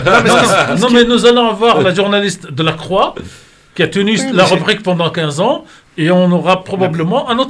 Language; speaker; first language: French; native; French